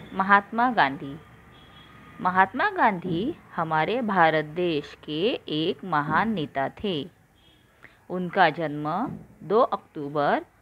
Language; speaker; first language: Hindi; non-native, local second language; Marathi